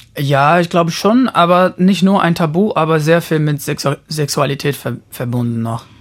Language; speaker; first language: German; non-native, fluent; Portuguese